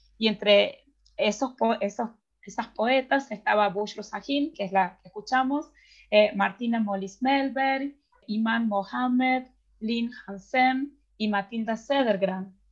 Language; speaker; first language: Spanish; native; Spanish